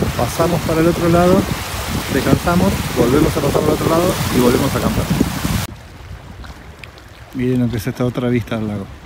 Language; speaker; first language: Spanish; native; Spanish